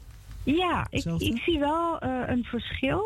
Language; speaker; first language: Dutch; non-native, fluent; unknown